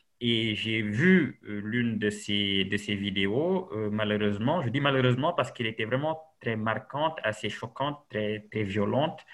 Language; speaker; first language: French; non-native, local second language; Serer